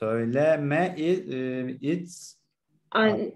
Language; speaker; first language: English; non-native, learner; Turkish